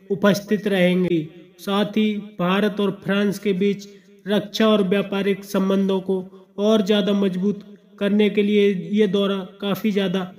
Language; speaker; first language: Hindi; native; Hindi